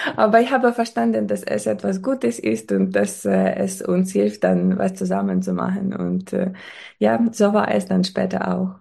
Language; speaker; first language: German; non-native, fluent; Ukrainian